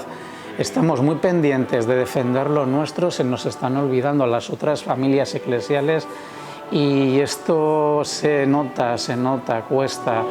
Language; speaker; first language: Spanish; native; Spanish